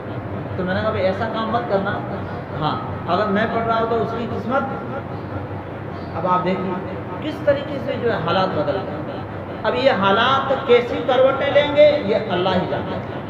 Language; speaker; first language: Urdu; native; Urdu